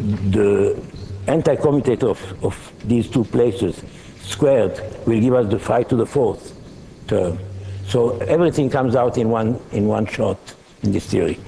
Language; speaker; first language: English; non-native, fluent; Hebrew